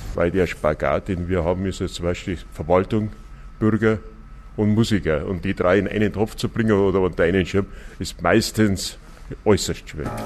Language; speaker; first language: German; native; German